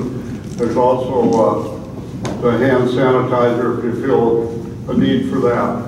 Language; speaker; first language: English; native; English